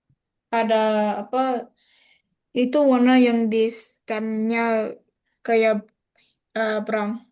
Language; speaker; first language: Indonesian; non-native, learner; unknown